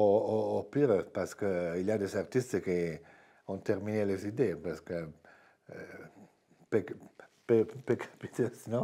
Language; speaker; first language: French; non-native, fluent; Italian